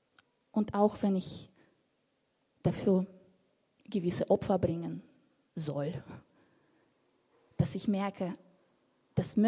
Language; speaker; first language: German; non-native, fluent; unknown